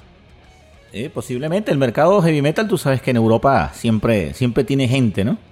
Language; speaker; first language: Spanish; native; Spanish